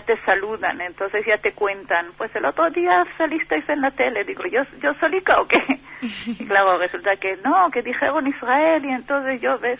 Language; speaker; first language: Spanish; non-native, fluent; Hebrew